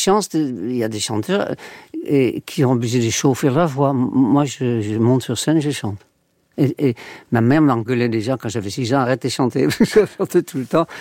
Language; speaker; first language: French; non-native, fluent; Dutch